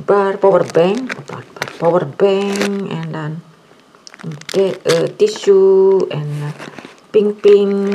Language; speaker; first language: Dutch; non-native, learner; Indonesian